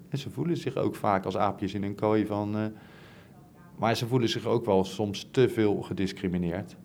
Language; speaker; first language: Dutch; native; Dutch